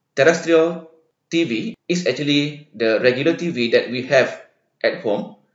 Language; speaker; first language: English; non-native, local second language; Malay